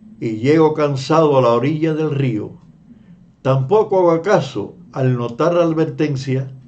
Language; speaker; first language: Spanish; native; Spanish